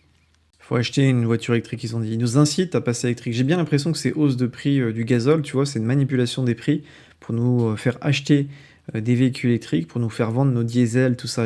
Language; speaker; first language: French; native; French